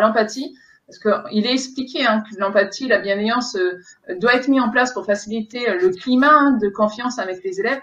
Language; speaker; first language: French; native; French